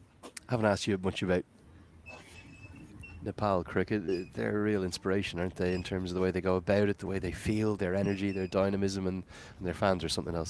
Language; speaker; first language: English; native; English